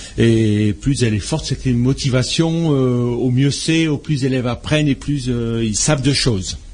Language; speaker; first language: French; native; French